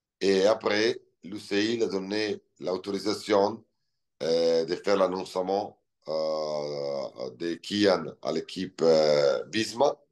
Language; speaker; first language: French; non-native, learner; Italian